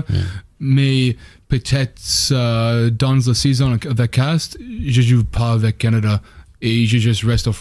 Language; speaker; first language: French; non-native, learner; English